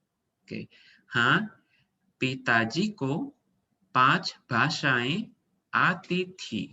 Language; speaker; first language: Hindi; non-native, fluent; Indonesian